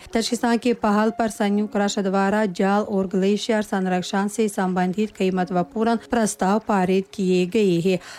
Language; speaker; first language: Hindi; non-native, fluent; Tajik